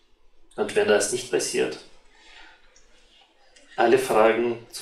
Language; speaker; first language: German; non-native, fluent; Russian